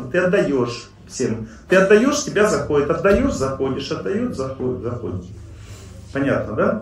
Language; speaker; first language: Russian; native; Russian